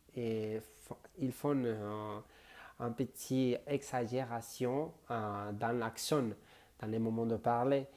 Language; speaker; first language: French; non-native, learner; Spanish